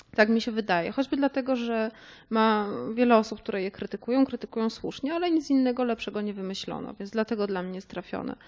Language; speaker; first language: Polish; non-native, fluent; English